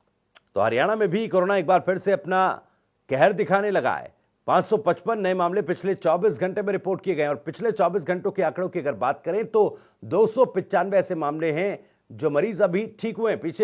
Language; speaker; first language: Hindi; native; Hindi